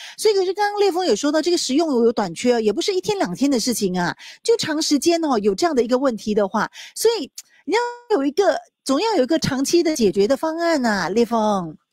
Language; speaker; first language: Chinese; native; Chinese